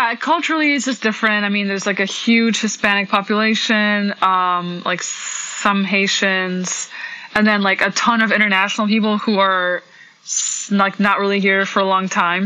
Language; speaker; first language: English; early bilingual, other home language; Polish